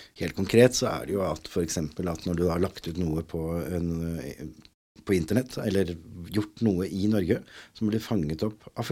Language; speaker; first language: Norwegian; native; Norwegian